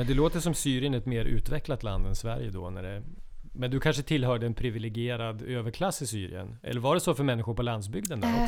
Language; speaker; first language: Swedish; native; Swedish